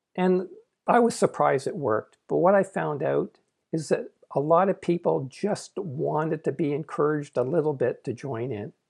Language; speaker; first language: English; native; English